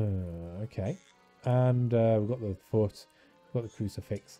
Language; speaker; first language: English; native; English